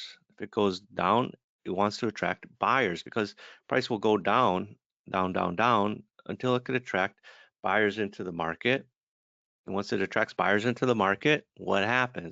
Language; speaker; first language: English; native; English